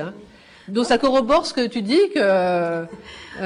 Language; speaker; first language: French; native; French